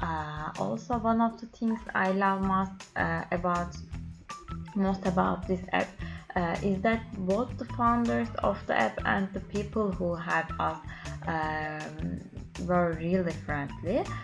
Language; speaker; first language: English; non-native, learner; Turkish